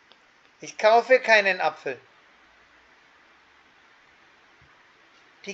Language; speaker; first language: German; non-native, fluent; Hindi